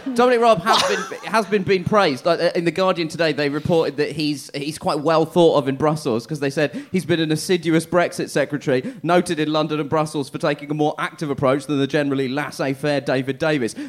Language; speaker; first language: English; native; English